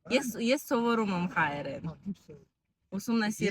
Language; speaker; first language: Armenian; non-native, learner; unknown